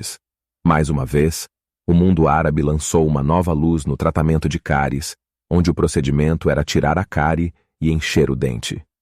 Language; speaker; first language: Portuguese; native; Portuguese